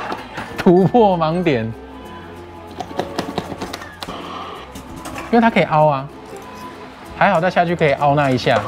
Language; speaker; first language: Chinese; native; Chinese